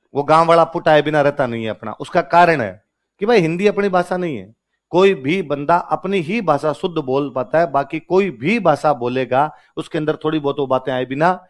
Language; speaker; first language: Hindi; non-native, local second language; Rajasthani